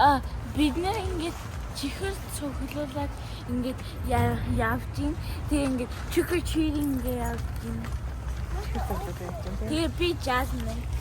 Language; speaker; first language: Mongolian; early bilingual, heritage; Mongolian